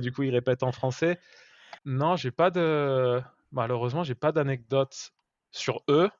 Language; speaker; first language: French; native; French